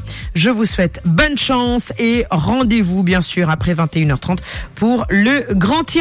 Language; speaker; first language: French; non-native, local second language; Morisyen